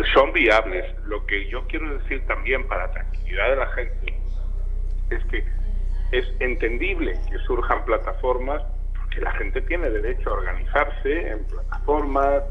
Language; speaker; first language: Spanish; native; Spanish